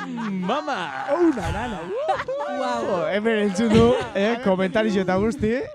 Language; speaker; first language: Basque; native; Basque